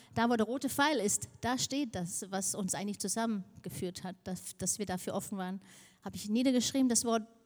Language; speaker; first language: German; non-native, fluent; Danish